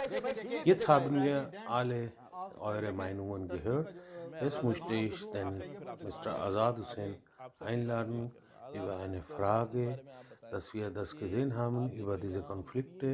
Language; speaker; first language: German; non-native, learner; Urdu